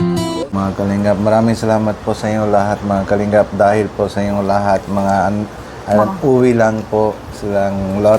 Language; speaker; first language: Filipino; non-native, learner; Punjabi